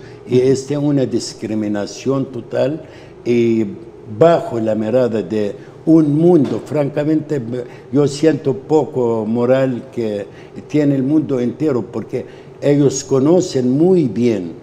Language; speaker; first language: Spanish; non-native, fluent; Arabic